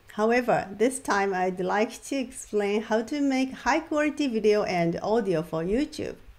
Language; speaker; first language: English; non-native, fluent; Japanese